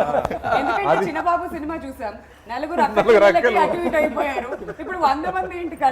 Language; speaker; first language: Telugu; native; Telugu